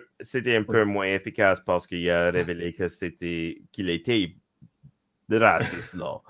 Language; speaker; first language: French; non-native, local second language; English